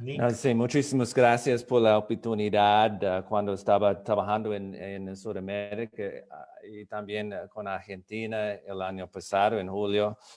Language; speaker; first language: Spanish; non-native, fluent; English